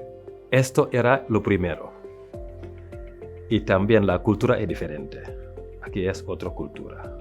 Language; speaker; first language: Spanish; non-native, local second language; French